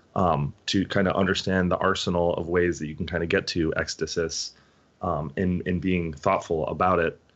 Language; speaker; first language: English; native; English